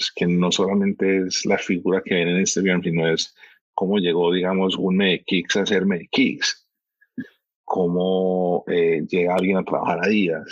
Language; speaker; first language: Spanish; early bilingual, heritage; Spanish